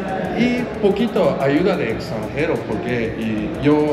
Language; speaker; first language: Spanish; non-native, learner; Japanese